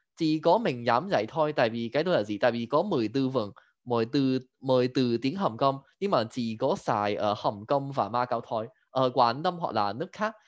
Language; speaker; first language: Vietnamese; non-native, fluent; Cantonese